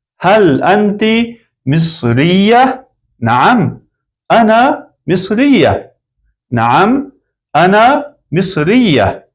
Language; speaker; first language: Arabic; non-native, fluent; Persian